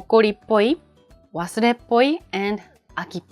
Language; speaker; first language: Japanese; native; Japanese